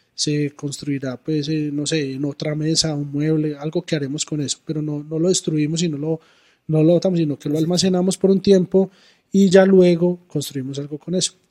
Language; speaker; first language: Spanish; native; Spanish